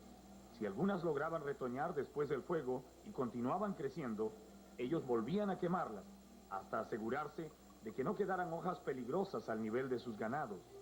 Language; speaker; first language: Spanish; native; Spanish